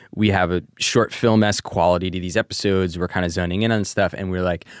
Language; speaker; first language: English; native; English